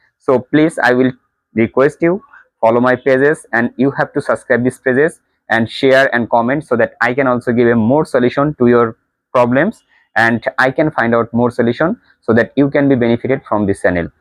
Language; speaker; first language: English; non-native, local second language; Bangla